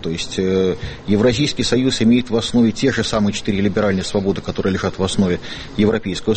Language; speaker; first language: Russian; native; Russian